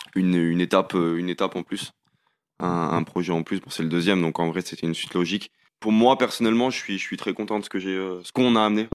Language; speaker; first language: French; native; French